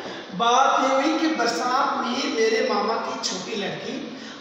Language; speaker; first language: Hindi; native; Hindi